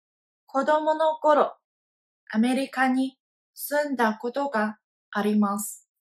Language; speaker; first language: Japanese; non-native, fluent; Chinese